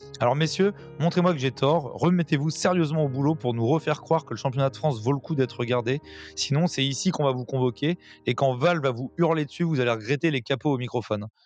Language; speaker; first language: French; native; French